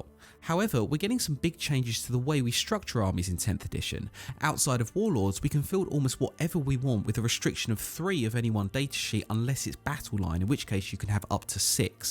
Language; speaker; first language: English; native; English